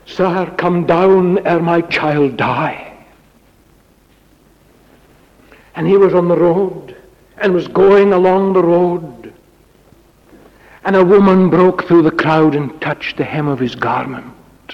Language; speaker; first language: English; native; English